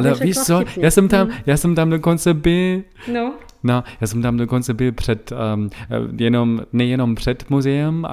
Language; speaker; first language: Czech; non-native, learner; German